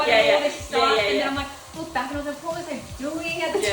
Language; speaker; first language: English; native; English